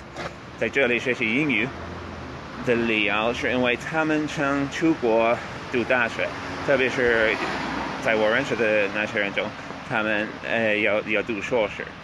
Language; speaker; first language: Chinese; non-native, fluent; English